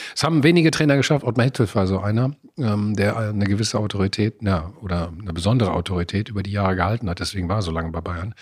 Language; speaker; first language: German; native; German